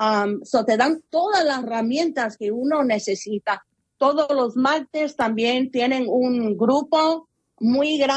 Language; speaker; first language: Spanish; early bilingual, heritage; Spanish